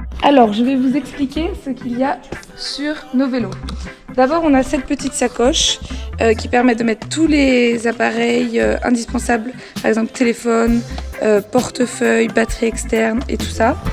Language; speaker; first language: French; native; French